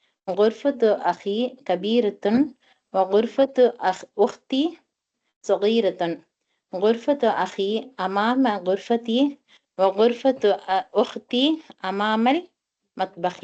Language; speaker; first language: Arabic; non-native, learner; Tamil